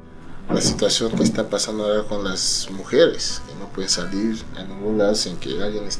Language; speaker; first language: Spanish; non-native, fluent; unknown